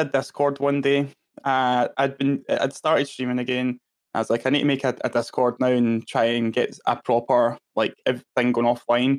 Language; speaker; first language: English; native; English